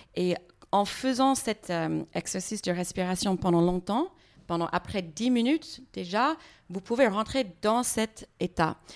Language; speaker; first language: French; non-native, fluent; English